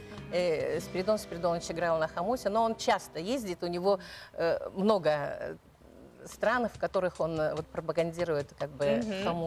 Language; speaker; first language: Russian; native; Russian